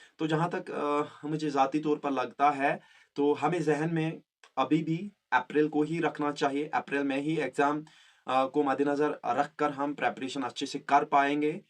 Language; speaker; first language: Hindi; non-native, local second language; Kashmiri